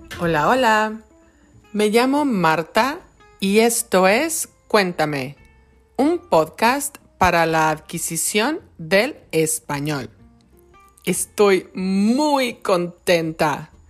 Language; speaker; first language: Spanish; non-native, fluent; English